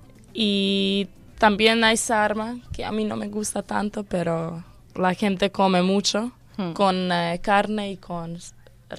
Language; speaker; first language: Spanish; non-native, learner; Croatian